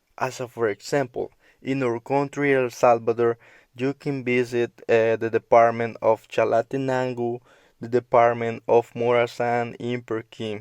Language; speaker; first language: English; non-native, learner; Spanish